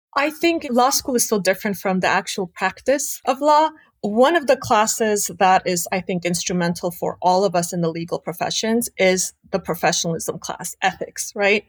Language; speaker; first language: English; early bilingual, other home language; Armenian